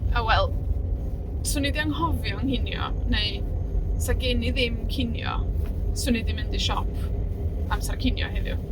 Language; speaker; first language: Welsh; non-native, learner; Spanish